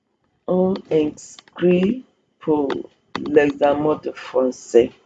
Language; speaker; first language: French; non-native, fluent; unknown